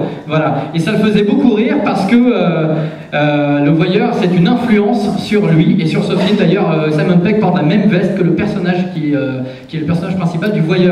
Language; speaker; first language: French; native; French